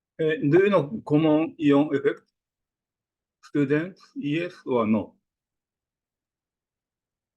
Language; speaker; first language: English; non-native, fluent; Japanese